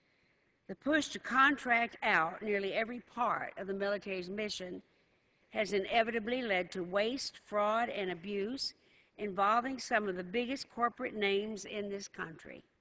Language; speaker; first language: English; native; English